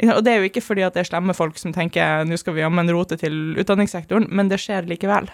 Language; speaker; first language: Norwegian; early bilingual, other home language; German